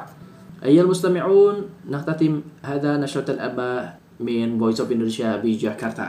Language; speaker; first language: Arabic; non-native, fluent; Indonesian